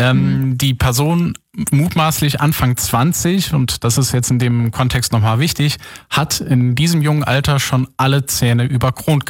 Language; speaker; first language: German; native; German